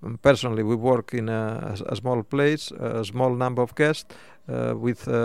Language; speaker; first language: English; non-native, fluent; Spanish